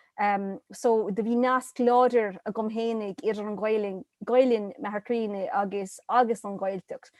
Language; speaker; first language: Irish; non-native, local second language; English